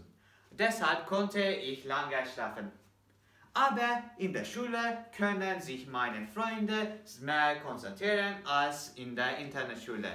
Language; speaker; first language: German; non-native, learner; Turkish